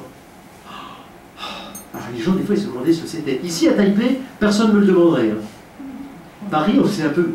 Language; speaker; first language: French; native; French